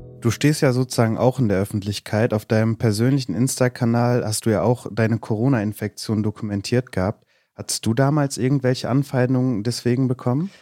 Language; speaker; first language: German; native; German